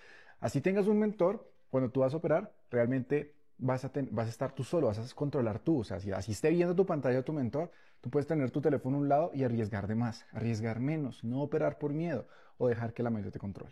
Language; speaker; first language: Spanish; native; Spanish